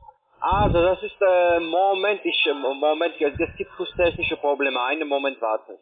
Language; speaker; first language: German; non-native, learner; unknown